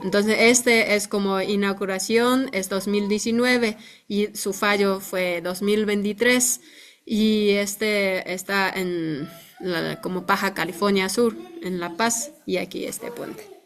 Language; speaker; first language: Spanish; non-native, fluent; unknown